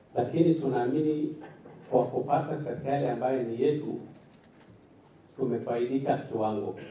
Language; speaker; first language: Swahili; non-native, local second language; Somali